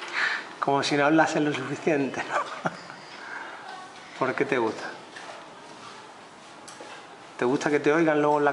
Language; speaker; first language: Spanish; native; Spanish